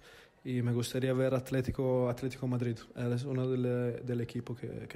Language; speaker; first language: Spanish; non-native, fluent; Italian